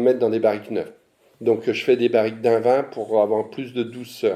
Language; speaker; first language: French; native; French